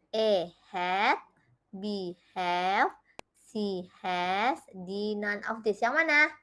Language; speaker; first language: English; non-native, fluent; Indonesian